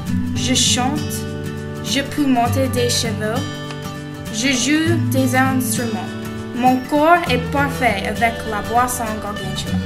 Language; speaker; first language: French; non-native, learner; English